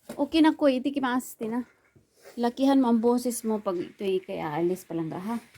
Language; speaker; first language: Filipino; non-native, local second language; Cebuano